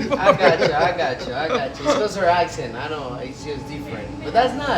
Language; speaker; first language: English; native; English